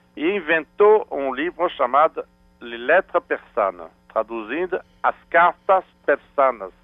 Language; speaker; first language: Portuguese; non-native, fluent; French